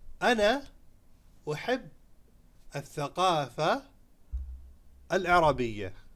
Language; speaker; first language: Arabic; non-native, fluent; Urdu